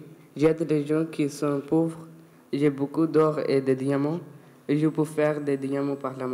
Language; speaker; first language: French; non-native, learner; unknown